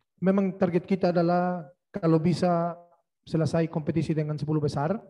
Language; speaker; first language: Indonesian; non-native, fluent; Spanish